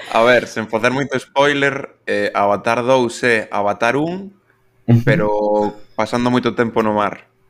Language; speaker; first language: Galician; non-native, local second language; Spanish